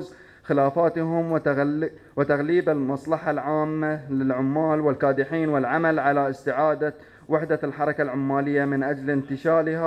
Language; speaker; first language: Arabic; native; Arabic